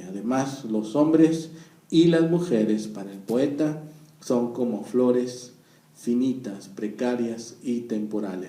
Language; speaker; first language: Spanish; native; Spanish